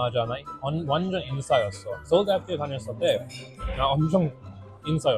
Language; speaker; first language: Korean; non-native, fluent; English